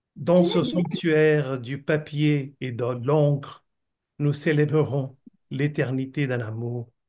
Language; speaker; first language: French; non-native, fluent; Bangla